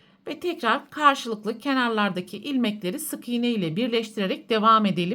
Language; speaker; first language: Turkish; native; Turkish